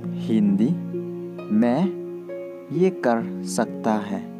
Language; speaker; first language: Hindi; non-native, local second language; Khasi